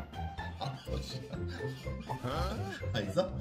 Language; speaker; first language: Korean; native; Korean